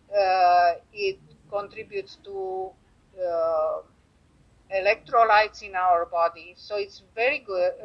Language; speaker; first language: English; non-native, fluent; Romanian